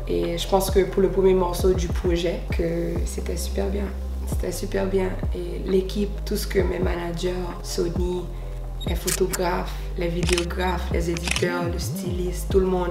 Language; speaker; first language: French; native; French